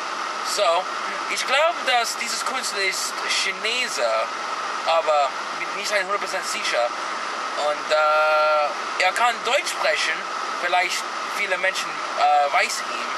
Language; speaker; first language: German; non-native, learner; English